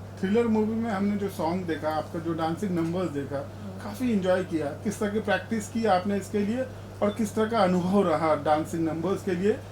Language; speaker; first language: Hindi; native; Hindi